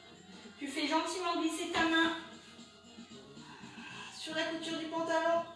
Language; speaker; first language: French; native; French